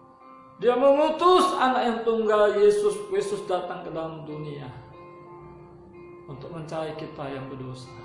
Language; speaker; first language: Indonesian; native; Indonesian